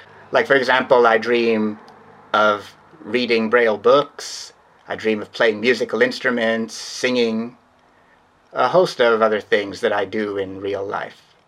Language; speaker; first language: English; native; English